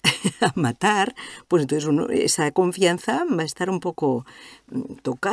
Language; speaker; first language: Spanish; native; Spanish